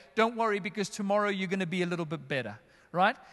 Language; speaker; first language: English; native; English